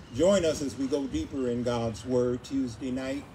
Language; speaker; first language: English; native; English